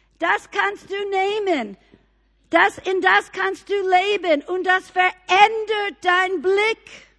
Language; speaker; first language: German; non-native, fluent; English